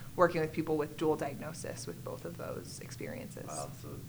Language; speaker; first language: English; native; English